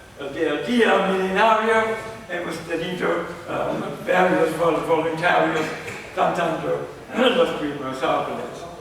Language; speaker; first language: Spanish; non-native, fluent; English